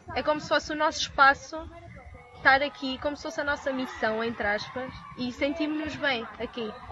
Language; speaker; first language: Portuguese; native; Portuguese